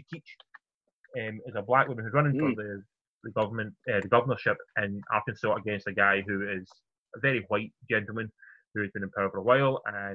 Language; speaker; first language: English; native; English